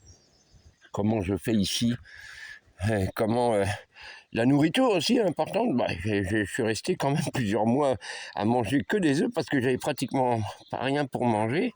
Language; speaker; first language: French; native; French